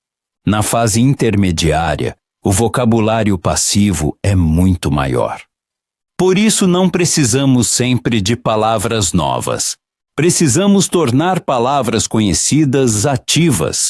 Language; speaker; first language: Portuguese; non-native, fluent; Polish